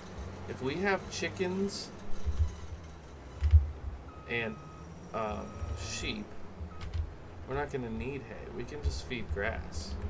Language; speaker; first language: English; native; English